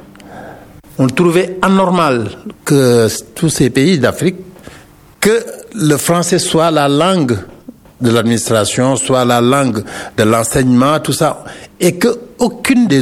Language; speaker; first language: French; non-native, local second language; Wolof